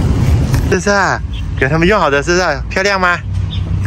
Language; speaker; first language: Chinese; non-native, fluent; Thai